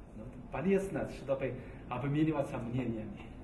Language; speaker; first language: Russian; non-native, learner; Chinese